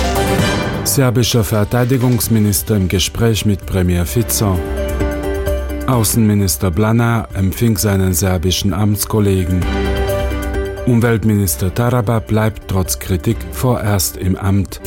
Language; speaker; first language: German; native; German